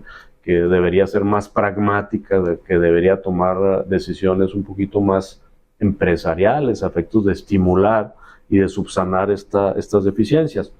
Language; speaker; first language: Spanish; native; Spanish